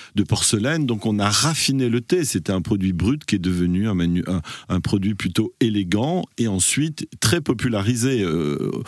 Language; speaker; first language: French; non-native, fluent; English